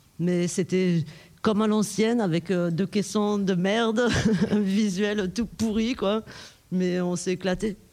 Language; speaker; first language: French; native; French